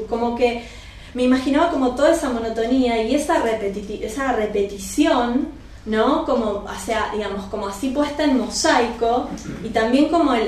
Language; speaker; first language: Spanish; native; Spanish